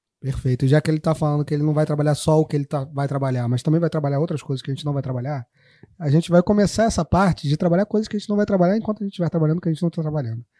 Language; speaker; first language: Portuguese; native; Portuguese